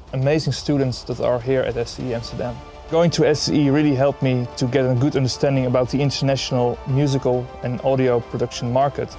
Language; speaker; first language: English; non-native, fluent; Dutch